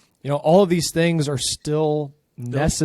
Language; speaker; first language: English; native; English